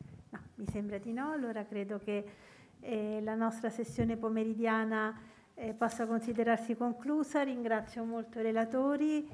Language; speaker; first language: Italian; native; Italian